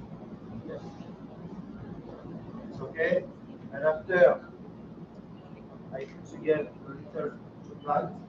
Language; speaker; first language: English; non-native, learner; French